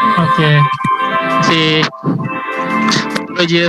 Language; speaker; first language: Malay; native; Malay